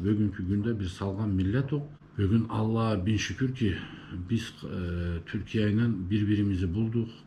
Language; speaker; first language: Turkish; early bilingual, heritage; Turkish